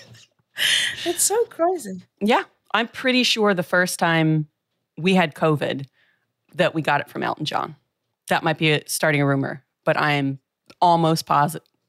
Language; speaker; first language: English; native; English